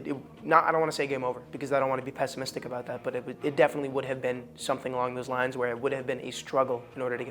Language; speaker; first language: English; native; English